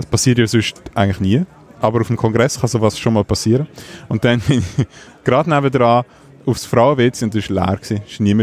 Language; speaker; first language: German; native; German